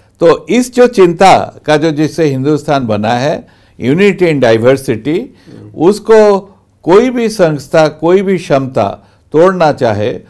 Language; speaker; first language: Hindi; non-native, local second language; Bangla